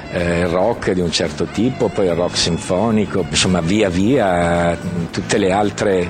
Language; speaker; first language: Italian; native; Italian